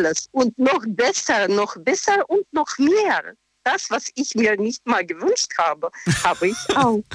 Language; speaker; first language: German; non-native, learner; Russian